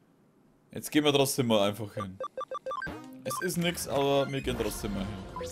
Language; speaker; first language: German; native; German